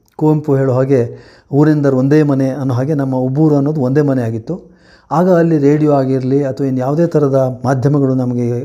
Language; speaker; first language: Kannada; native; Kannada